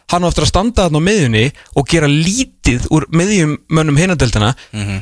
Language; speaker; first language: Icelandic; non-native, fluent; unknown